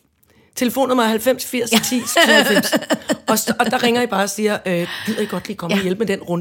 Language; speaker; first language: Danish; native; Danish